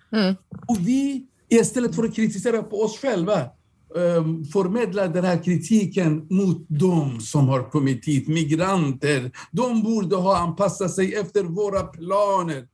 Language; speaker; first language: Swedish; non-native, fluent; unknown